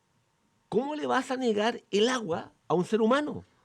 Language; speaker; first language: Spanish; native; Spanish